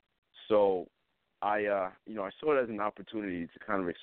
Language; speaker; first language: English; native; English